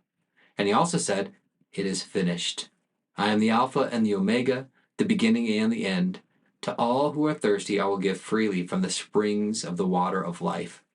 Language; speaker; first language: English; native; English